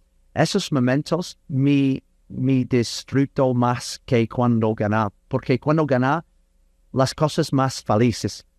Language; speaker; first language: Spanish; non-native, learner; English